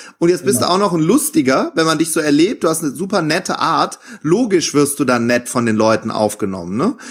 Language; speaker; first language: German; native; German